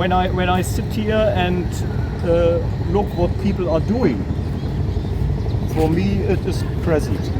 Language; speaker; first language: English; non-native, learner; German